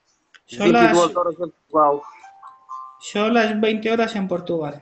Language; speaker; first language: Portuguese; non-native, learner; Spanish